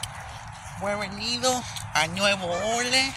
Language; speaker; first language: Spanish; early bilingual, heritage; Spanish